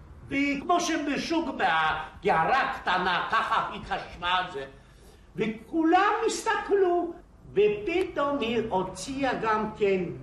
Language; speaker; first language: Hebrew; non-native, fluent; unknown